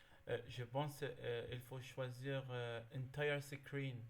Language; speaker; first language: French; non-native, learner; Arabic